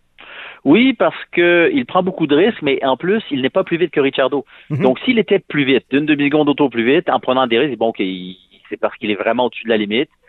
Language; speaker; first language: French; native; French